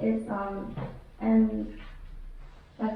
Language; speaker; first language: English; non-native, learner; Korean